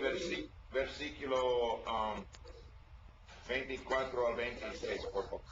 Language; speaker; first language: Spanish; non-native, learner; English